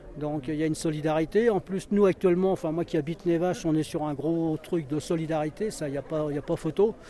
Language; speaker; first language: French; native; French